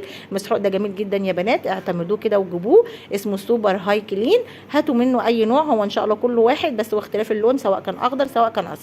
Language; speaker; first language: Arabic; native; Arabic